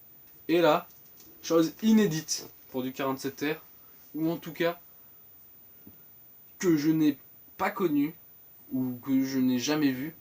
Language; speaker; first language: French; native; French